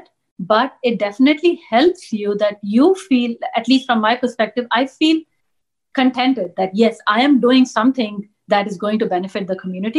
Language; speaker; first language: English; non-native, local second language; Punjabi